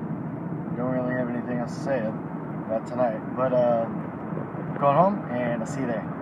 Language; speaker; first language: English; native; English